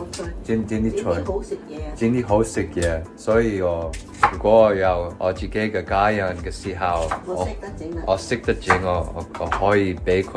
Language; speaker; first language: Cantonese; early bilingual, heritage; Cantonese